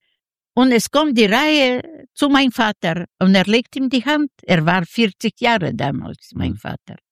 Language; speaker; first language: German; non-native, learner; Yiddish